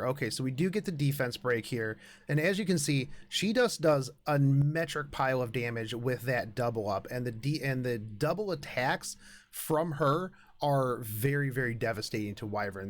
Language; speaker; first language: English; native; English